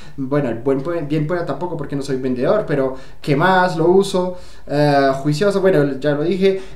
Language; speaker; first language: Spanish; non-native, fluent; French